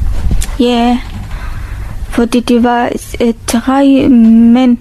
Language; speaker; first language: Danish; non-native, learner; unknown